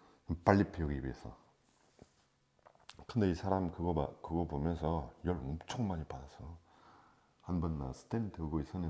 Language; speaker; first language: Korean; non-native, fluent; French